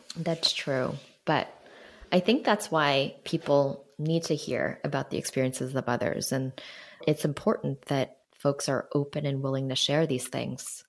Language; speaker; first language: English; early bilingual, other home language; Chinese